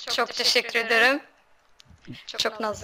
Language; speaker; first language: Turkish; non-native, learner; Arabic